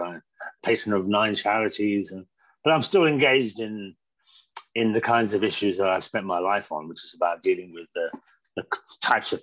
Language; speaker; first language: English; native; English